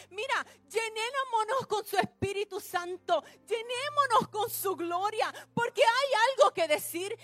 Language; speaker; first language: Spanish; early bilingual, heritage; Spanish